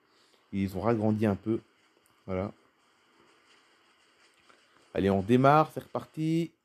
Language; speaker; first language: French; native; French